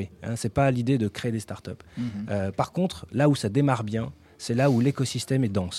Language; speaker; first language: French; native; French